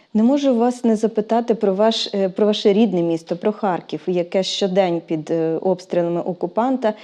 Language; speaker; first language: Ukrainian; native; Ukrainian